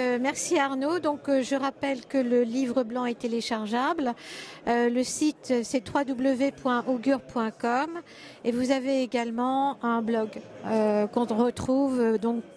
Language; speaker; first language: French; native; French